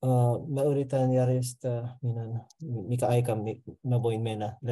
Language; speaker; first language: Finnish; non-native, learner; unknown